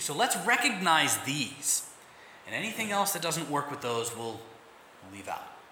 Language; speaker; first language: English; native; English